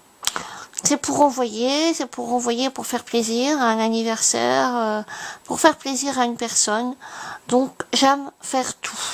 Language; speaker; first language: French; native; French